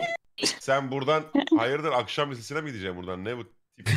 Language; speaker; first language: Turkish; native; Turkish